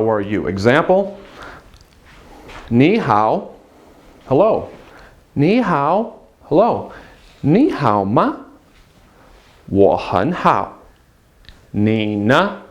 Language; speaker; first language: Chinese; non-native, fluent; English